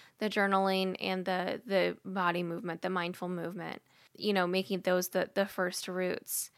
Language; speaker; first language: English; native; English